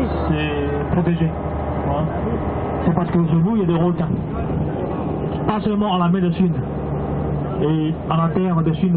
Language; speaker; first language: French; non-native, fluent; Cantonese